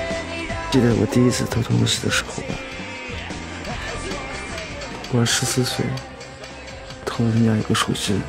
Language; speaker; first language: Chinese; non-native, local second language; Uyghur